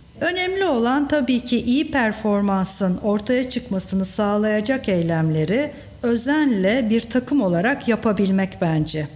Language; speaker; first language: Turkish; native; Turkish